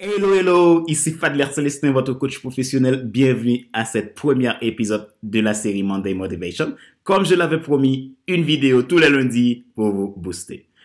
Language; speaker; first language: French; non-native, local second language; Haitian Creole